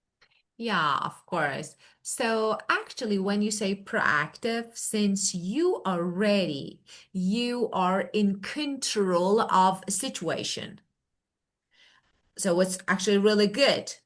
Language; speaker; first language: English; non-native, fluent; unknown